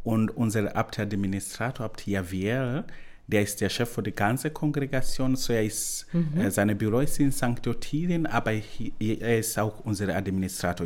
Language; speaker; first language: German; non-native, learner; Swahili